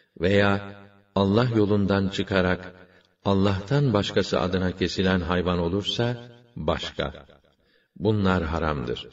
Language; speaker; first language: Turkish; native; Turkish